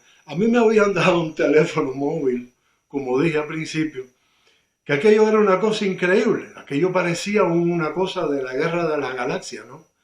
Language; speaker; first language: Spanish; native; Spanish